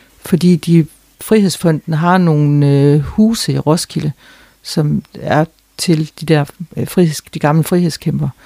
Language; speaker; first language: Danish; native; Danish